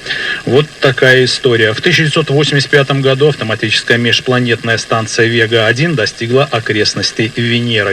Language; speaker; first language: Russian; native; Russian